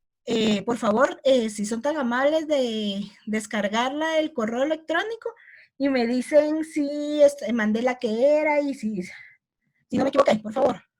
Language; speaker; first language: Spanish; native; Spanish